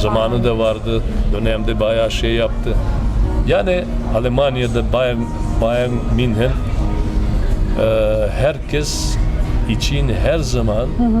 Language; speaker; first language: Turkish; non-native, fluent; Serbian